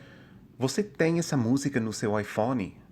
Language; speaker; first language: Portuguese; non-native, fluent; English